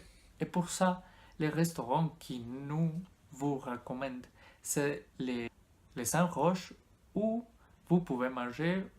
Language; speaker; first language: French; non-native, learner; Spanish